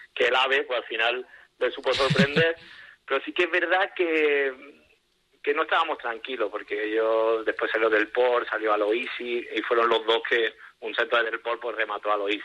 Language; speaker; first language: Spanish; native; Spanish